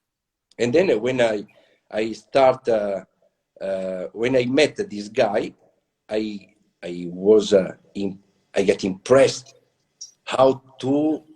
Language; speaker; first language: English; non-native, learner; Italian